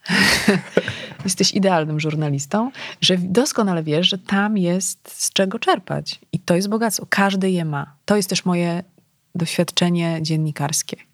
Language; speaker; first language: Polish; native; Polish